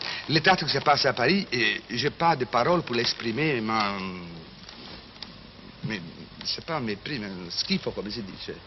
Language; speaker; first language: French; non-native, fluent; Italian